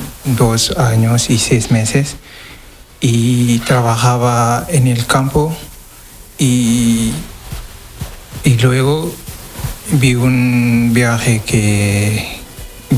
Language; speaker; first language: Spanish; non-native, learner; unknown